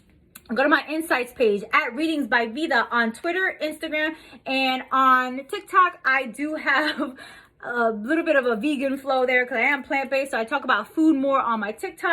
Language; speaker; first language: English; native; English